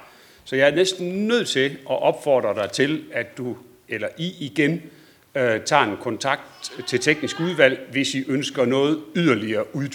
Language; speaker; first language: Danish; native; Danish